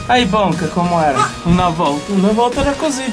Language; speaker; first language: Italian; non-native, fluent; Portuguese